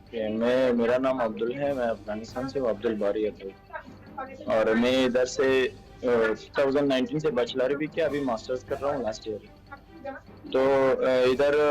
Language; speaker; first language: Hindi; non-native, fluent; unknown